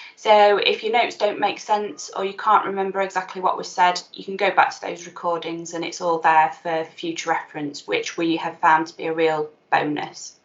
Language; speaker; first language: English; native; English